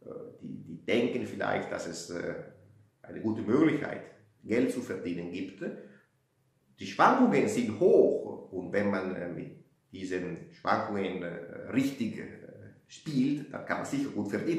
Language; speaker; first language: German; non-native, fluent; Italian